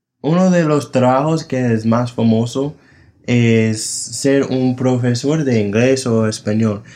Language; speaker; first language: Spanish; non-native, fluent; English